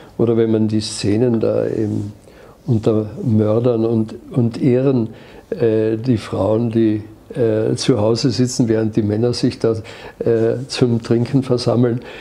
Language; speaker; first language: German; native; German